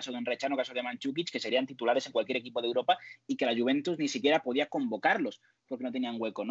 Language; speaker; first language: Spanish; native; Spanish